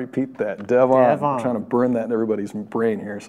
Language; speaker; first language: English; native; English